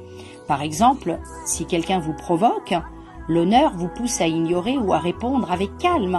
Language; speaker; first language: French; native; French